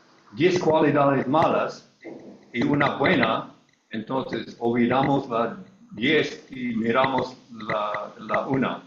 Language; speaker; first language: Spanish; non-native, learner; English